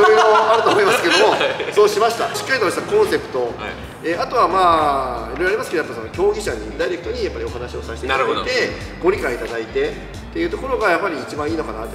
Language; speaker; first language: Japanese; native; Japanese